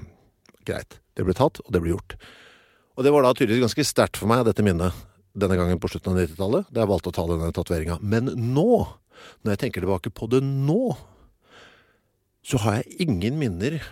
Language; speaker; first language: Norwegian; native; Norwegian